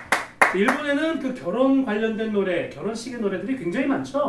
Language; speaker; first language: Korean; native; Korean